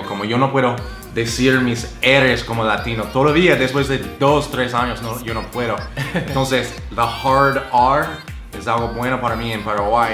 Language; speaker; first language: Spanish; non-native, fluent; English